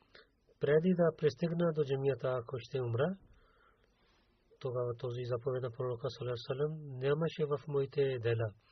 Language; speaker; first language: Bulgarian; non-native, learner; Urdu